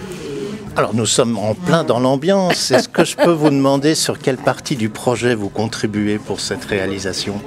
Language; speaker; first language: French; native; French